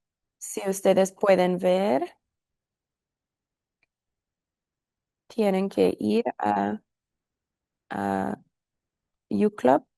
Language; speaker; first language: Spanish; non-native, fluent; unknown